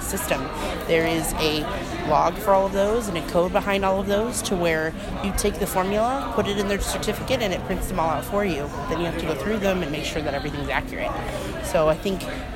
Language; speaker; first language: English; native; English